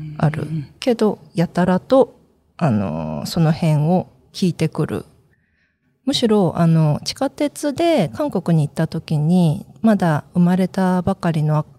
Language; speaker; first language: Japanese; early bilingual, other home language; Korean